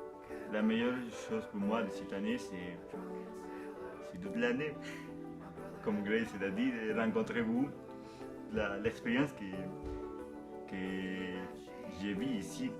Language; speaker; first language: French; non-native, fluent; Spanish